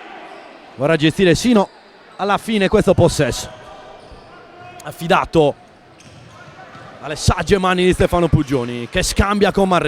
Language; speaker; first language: Italian; native; Italian